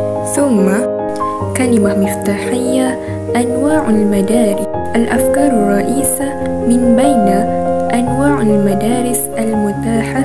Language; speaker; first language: Arabic; non-native, learner; Malay